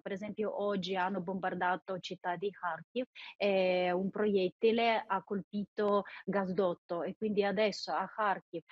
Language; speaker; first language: Italian; non-native, fluent; Ukrainian